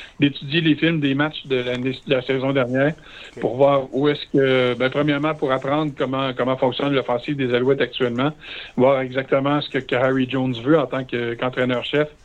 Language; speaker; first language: French; native; French